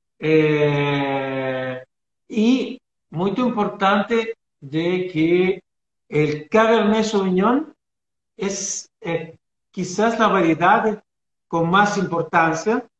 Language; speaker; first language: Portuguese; non-native, learner; Spanish